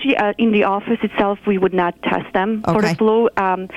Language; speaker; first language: English; non-native, fluent; Polish